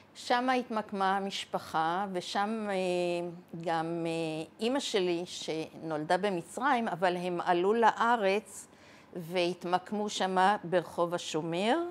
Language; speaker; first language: Hebrew; early bilingual, other home language; Arabic